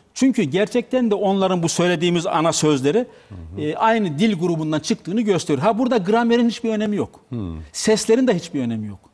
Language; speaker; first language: Turkish; native; Turkish